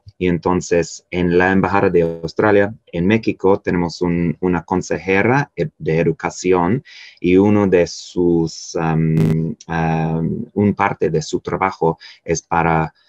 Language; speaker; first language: Spanish; non-native, fluent; English